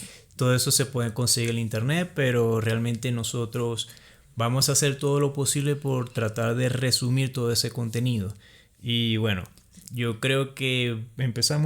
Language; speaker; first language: Spanish; native; Spanish